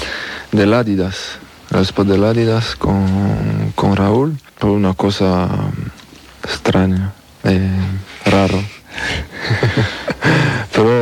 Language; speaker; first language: Spanish; non-native, learner; French